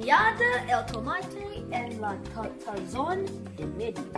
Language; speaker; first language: Spanish; non-native, learner; English